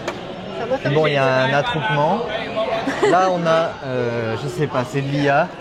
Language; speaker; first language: French; native; French